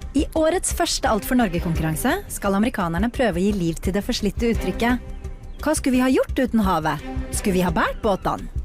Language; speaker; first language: Norwegian; native; Norwegian